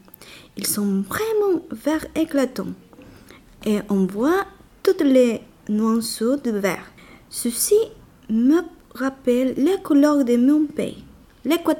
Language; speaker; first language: French; non-native, learner; Spanish